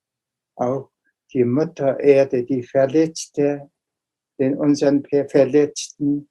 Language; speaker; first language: German; non-native, fluent; Tuvinian